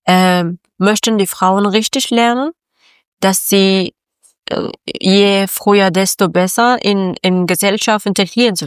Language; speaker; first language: German; non-native, learner; Persian